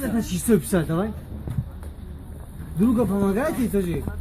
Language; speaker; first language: Russian; non-native, learner; Tajik